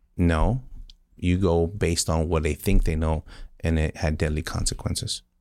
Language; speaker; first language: English; early bilingual, other home language; Spanish